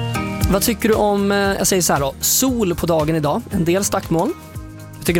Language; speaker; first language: Swedish; native; Swedish